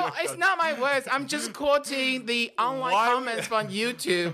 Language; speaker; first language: English; non-native, fluent; Chinese